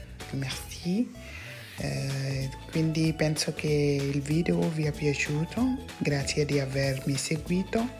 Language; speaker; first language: Italian; non-native, fluent; Wolof